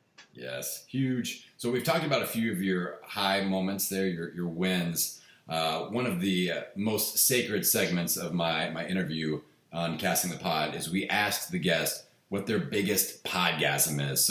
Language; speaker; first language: English; native; English